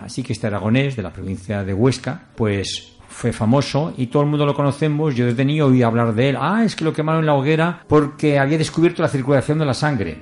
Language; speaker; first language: Spanish; native; Spanish